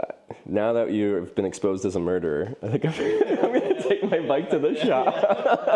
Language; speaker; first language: English; native; English